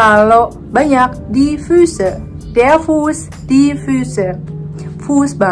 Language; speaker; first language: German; early bilingual, other home language; Indonesian